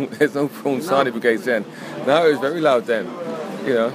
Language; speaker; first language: English; native; English